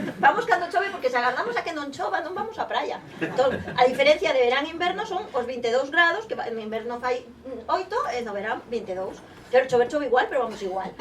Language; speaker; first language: Galician; non-native, local second language; Spanish